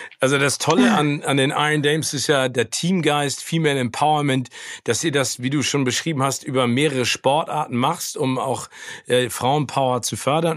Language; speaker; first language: German; native; German